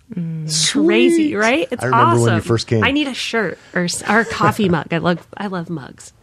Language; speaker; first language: English; native; English